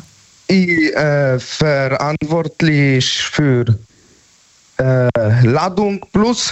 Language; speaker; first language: German; non-native, learner; Polish